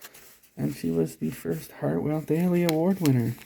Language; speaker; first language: English; native; English